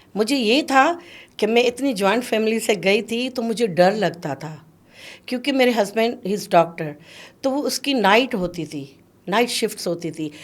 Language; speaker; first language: Urdu; non-native, local second language; Sindhi